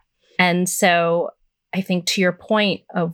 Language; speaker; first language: English; native; English